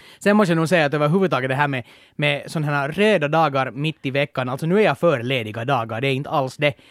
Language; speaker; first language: Swedish; native; Swedish